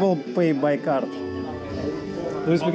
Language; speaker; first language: English; non-native, learner; Russian